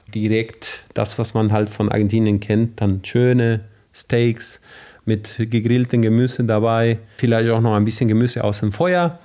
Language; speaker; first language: German; non-native, fluent; Spanish